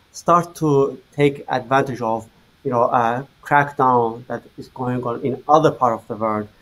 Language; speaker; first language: English; non-native, fluent; Azerbaijani